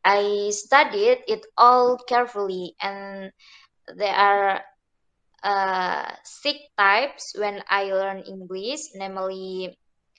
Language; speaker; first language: English; non-native, learner; Indonesian